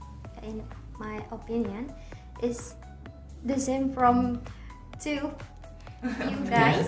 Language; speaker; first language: English; non-native, learner; Indonesian